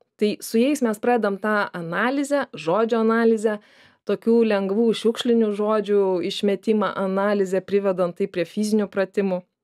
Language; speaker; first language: Lithuanian; native; Lithuanian